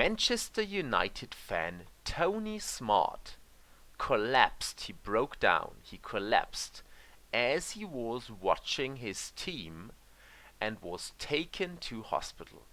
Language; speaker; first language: English; non-native, fluent; German